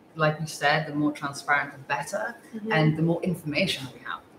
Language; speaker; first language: English; native; English